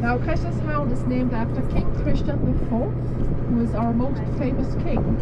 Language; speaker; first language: English; non-native, fluent; Danish